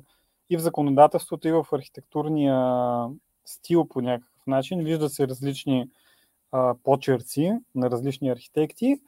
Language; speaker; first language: Bulgarian; native; Bulgarian